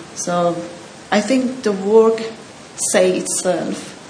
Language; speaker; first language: English; non-native, learner; Persian